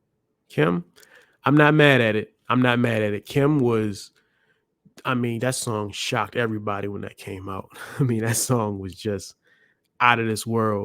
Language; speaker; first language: English; native; English